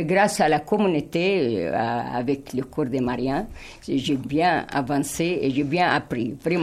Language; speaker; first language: French; non-native, fluent; Arabic